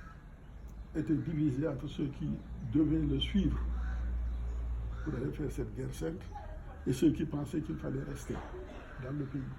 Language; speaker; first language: French; non-native, local second language; Fula